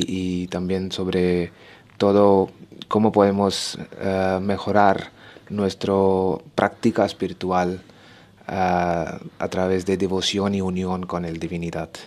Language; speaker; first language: Spanish; non-native, learner; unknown